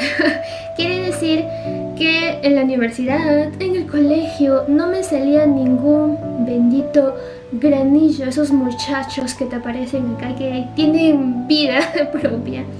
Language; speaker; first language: Spanish; native; Spanish